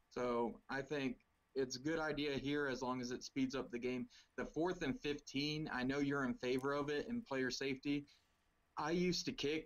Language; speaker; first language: English; native; English